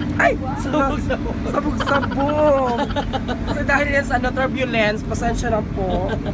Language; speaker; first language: Filipino; non-native, local second language; Cebuano